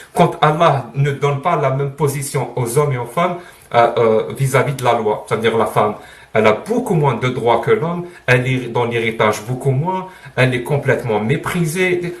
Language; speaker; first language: French; non-native, local second language; Arabic